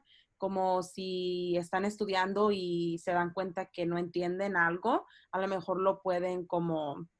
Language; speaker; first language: Spanish; early bilingual, heritage; Spanish